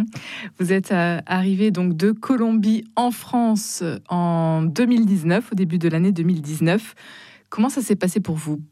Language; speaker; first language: French; native; French